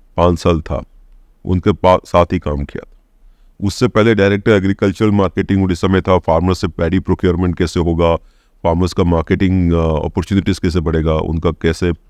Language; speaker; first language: Hindi; non-native, local second language; Odia